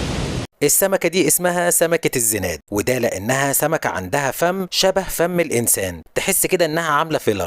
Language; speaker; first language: Arabic; native; Arabic